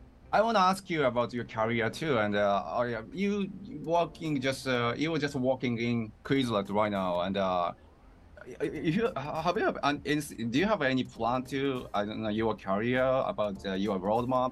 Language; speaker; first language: English; non-native, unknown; Japanese